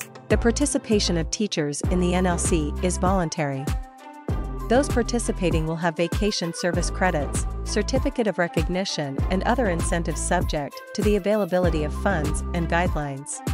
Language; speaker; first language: English; non-native, local second language; Filipino